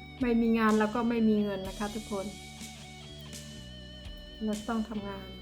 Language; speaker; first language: Thai; non-native, local second language; Northeastern Thai